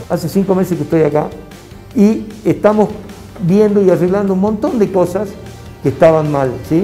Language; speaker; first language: Spanish; native; Spanish